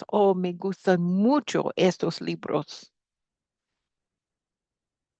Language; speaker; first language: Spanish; non-native, fluent; English